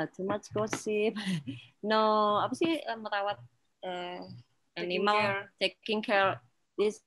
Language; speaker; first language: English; non-native, learner; Indonesian